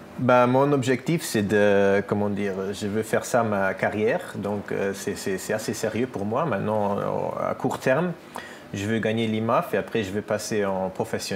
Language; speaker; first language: French; non-native, local second language; Luxembourgish